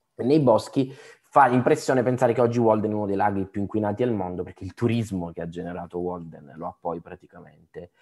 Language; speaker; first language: Italian; native; Italian